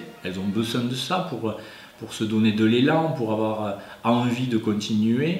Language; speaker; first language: French; native; French